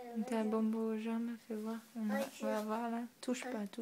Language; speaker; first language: French; native; French